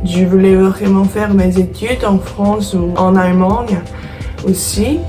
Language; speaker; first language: French; non-native, fluent; Korean